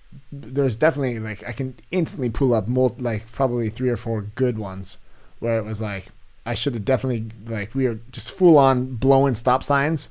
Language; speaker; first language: English; native; English